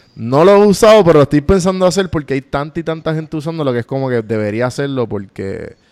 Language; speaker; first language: Spanish; native; Spanish